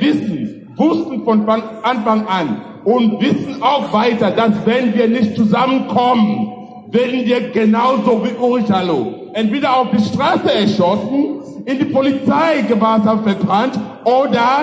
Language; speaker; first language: German; non-native, fluent; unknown